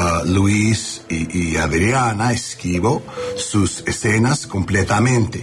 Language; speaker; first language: Spanish; non-native, learner; English